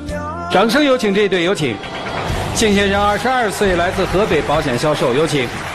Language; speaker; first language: Chinese; native; Chinese